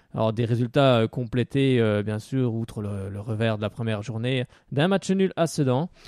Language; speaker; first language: French; native; French